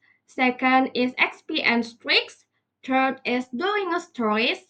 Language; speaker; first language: English; non-native, learner; Indonesian